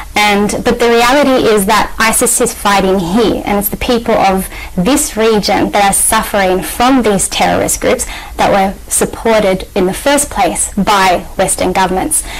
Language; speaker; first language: English; native; English